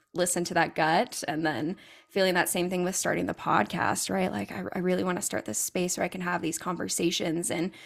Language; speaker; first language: English; native; English